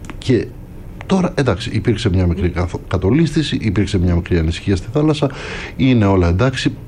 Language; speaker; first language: Greek; native; Greek